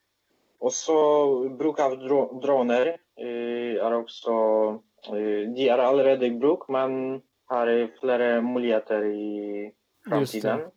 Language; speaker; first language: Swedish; non-native, fluent; Polish